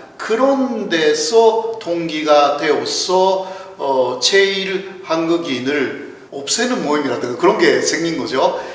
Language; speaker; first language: Korean; non-native, fluent; Japanese